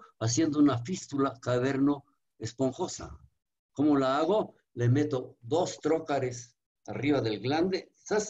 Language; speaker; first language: Spanish; native; Spanish